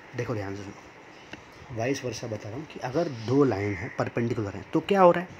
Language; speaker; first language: Hindi; non-native, local second language; Marathi